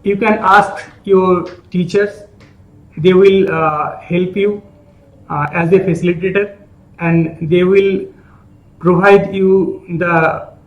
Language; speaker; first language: English; non-native, local second language; Bangla